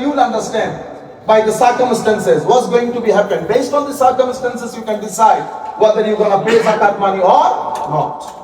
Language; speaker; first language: English; non-native, local second language; Bangla